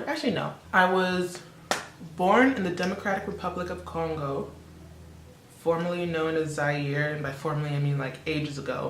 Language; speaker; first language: English; early bilingual, other home language; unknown